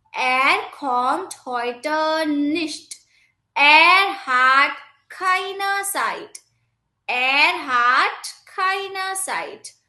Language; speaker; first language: German; non-native, fluent; Hindi